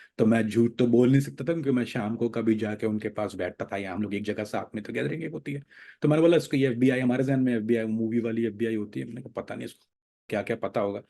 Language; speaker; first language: Urdu; native; Urdu